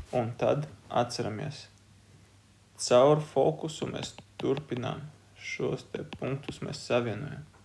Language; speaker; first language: Latvian; non-native, local second language; Russian